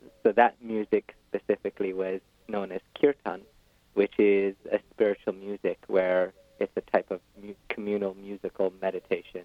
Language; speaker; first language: English; native; English